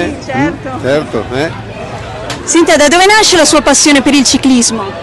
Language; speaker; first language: Italian; native; Italian